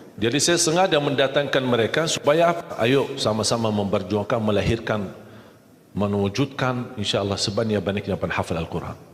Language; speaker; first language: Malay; non-native, fluent; Arabic